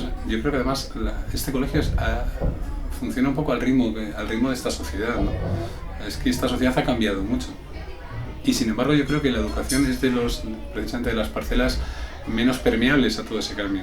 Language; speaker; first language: Spanish; native; Spanish